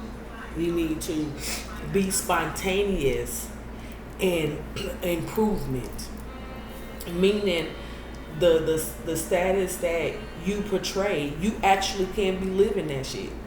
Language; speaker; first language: English; native; English